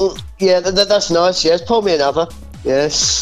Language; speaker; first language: English; native; English